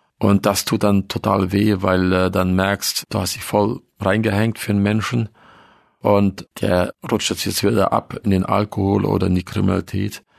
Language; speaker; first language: German; early bilingual, other home language; Russian